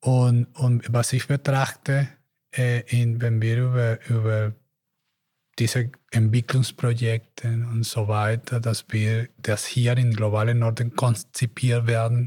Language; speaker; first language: German; non-native, learner; Spanish